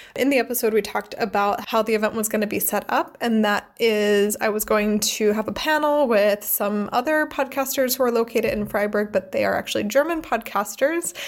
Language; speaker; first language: English; native; English